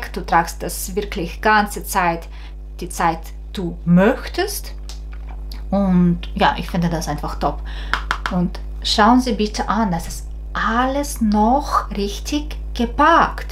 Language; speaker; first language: German; non-native, fluent; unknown